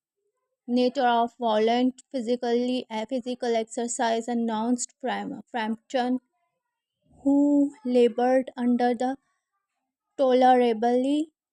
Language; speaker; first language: English; non-native, learner; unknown